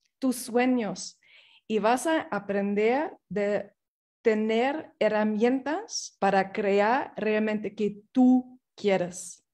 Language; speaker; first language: Spanish; non-native, fluent; English